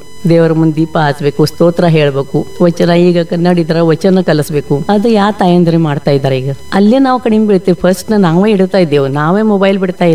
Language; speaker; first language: Kannada; non-native, local second language; Marathi